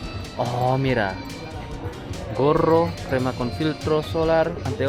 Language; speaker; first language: Spanish; non-native, fluent; Indonesian